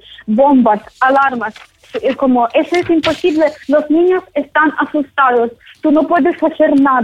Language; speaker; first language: Spanish; non-native, learner; Ukrainian